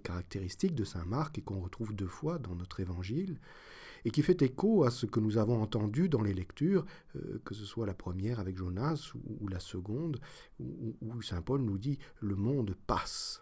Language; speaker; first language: French; native; French